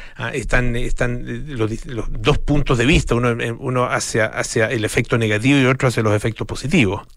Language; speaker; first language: Spanish; native; Spanish